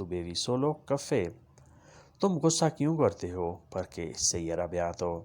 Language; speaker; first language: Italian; non-native, learner; Urdu